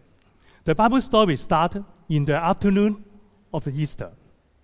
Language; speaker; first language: English; non-native, local second language; Cantonese